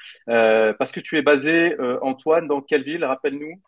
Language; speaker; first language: French; native; French